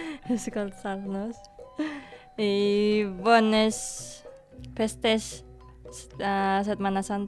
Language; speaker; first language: Catalan; non-native, learner; Indonesian